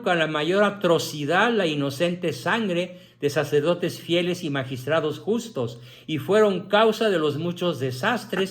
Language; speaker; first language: Spanish; native; Spanish